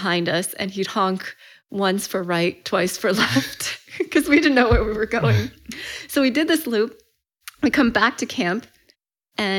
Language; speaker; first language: English; early bilingual, other home language; Chinese